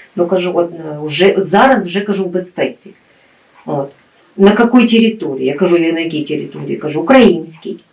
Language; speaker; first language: Ukrainian; native; Ukrainian